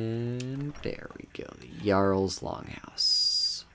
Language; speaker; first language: English; native; English